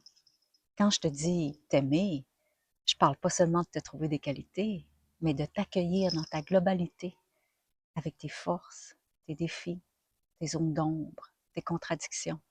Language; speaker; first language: French; native; French